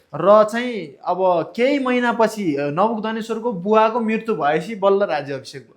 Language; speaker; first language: Nepali; native; Nepali